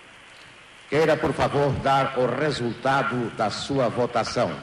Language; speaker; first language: Portuguese; native; Portuguese